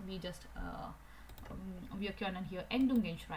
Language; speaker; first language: German; non-native, learner; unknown